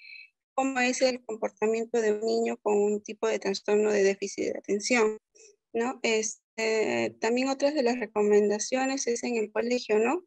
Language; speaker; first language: Spanish; native; Spanish